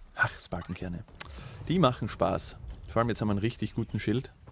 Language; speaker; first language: German; native; German